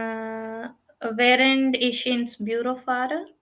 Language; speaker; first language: German; non-native, learner; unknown